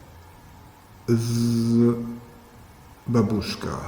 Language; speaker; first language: Russian; non-native, learner; German